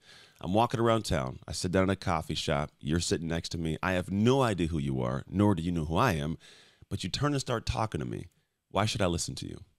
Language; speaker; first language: English; native; English